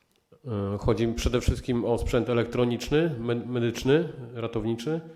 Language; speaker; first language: Polish; native; Polish